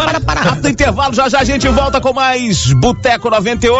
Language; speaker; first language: Portuguese; native; Portuguese